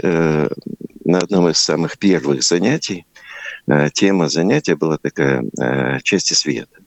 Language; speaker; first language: Russian; native; Russian